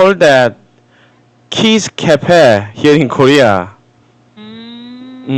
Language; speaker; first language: English; non-native, fluent; Korean